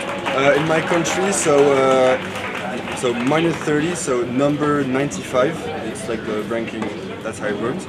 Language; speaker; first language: English; non-native, fluent; French